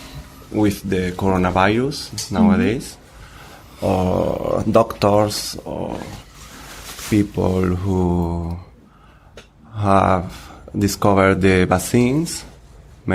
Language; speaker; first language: English; non-native, learner; Spanish